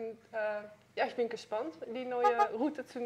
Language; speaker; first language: German; non-native, learner; Dutch